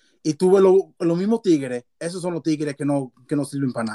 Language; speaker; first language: Spanish; early bilingual, other home language; English